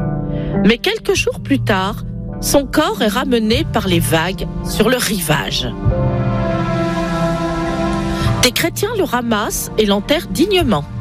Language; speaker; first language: French; native; French